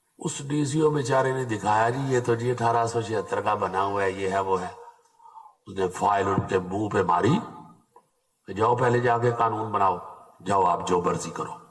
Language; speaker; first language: Urdu; non-native, local second language; Punjabi